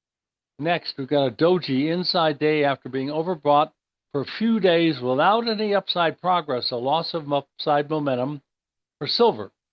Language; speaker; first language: English; native; English